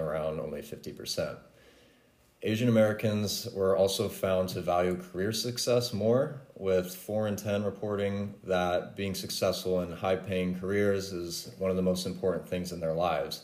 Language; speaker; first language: English; native; English